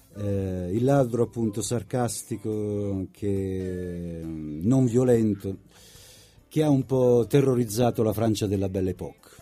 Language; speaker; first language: Italian; early bilingual, heritage; Italian